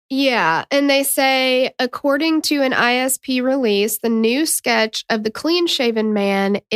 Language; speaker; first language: English; native; English